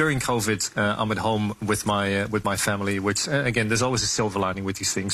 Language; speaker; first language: English; non-native, fluent; Dutch